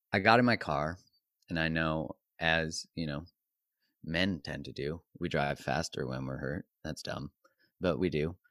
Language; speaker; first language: English; native; English